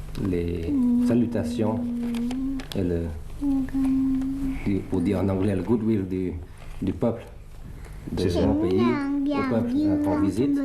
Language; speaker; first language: French; early bilingual, other home language; Thai